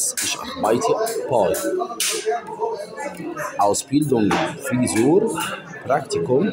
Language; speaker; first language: German; non-native, learner; Arabic